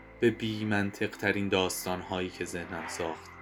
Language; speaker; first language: Persian; native; Persian